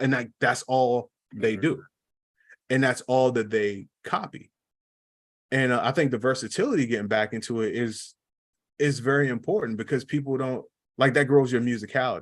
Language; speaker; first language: English; native; English